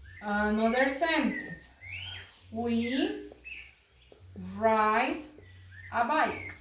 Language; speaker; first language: English; non-native, fluent; Spanish